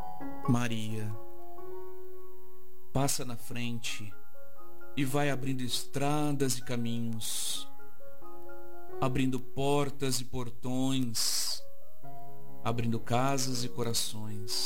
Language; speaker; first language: Portuguese; native; Portuguese